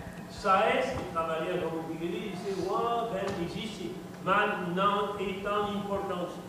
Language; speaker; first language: Portuguese; non-native, learner; French